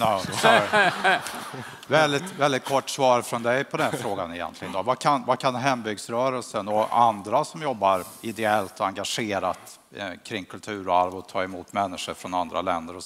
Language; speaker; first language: Swedish; native; Swedish